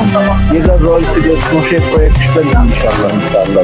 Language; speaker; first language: German; early bilingual, other home language; Turkish